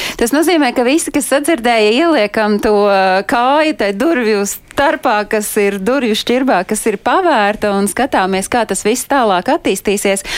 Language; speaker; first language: Latvian; native; Latvian